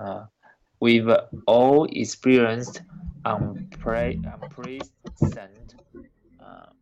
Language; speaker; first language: English; non-native, learner; Chinese